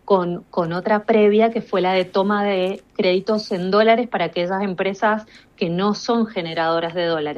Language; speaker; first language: Spanish; native; Spanish